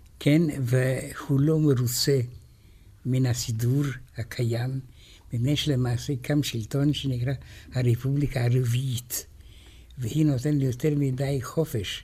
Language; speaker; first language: Hebrew; non-native, fluent; Romanian